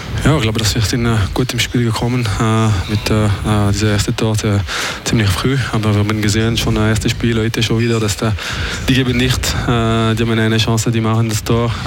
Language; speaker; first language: German; non-native, local second language; French